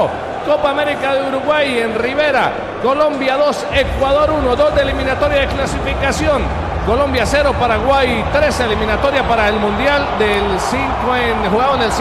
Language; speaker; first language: Spanish; native; Spanish